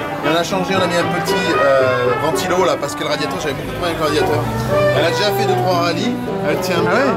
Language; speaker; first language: French; native; French